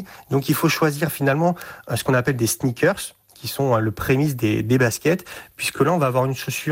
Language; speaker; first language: French; native; French